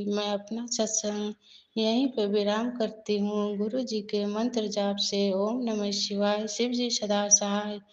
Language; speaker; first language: Hindi; native; Hindi